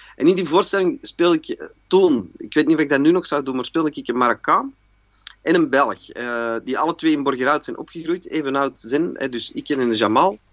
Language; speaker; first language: Dutch; native; Dutch